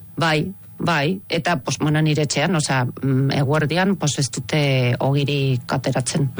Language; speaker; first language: Basque; non-native, fluent; Swiss German